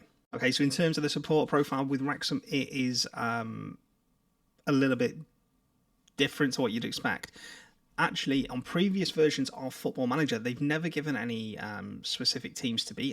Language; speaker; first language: English; native; English